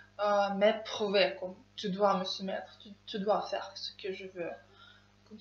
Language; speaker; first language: French; non-native, learner; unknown